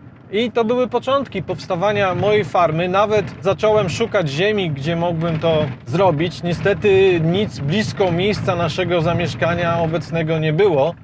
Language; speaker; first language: Polish; native; Polish